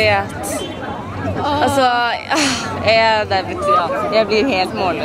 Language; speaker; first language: Norwegian; native; Norwegian